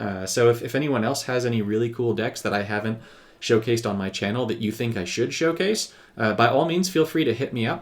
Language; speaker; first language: English; native; English